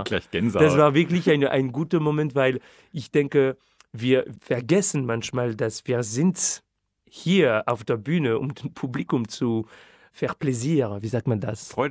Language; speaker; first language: German; non-native, fluent; French